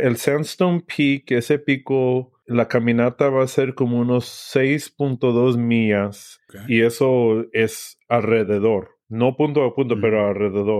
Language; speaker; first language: Spanish; early bilingual, heritage; English